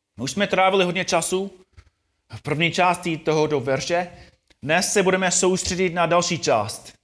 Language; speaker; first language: Czech; non-native, fluent; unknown